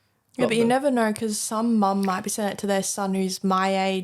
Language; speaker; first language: English; native; English